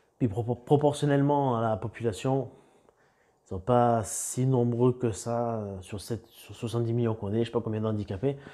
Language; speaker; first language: French; native; French